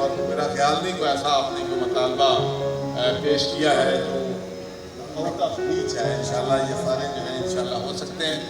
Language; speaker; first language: Urdu; non-native, local second language; Punjabi